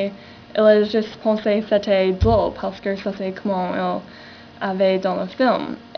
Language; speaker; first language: French; non-native, learner; English